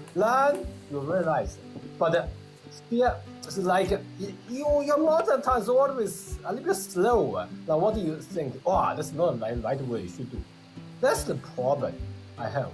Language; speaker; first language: English; non-native, learner; Vietnamese